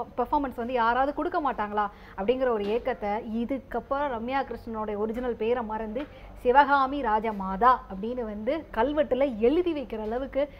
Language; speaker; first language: Tamil; native; Tamil